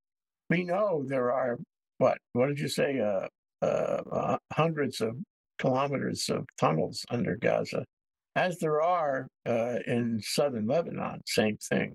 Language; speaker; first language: English; native; English